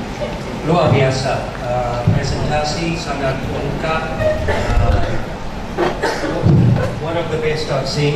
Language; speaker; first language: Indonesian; non-native, learner; English